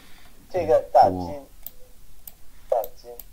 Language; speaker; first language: Chinese; non-native, learner; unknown